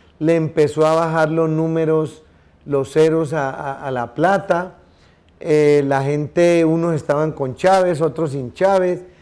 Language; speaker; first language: Spanish; native; Spanish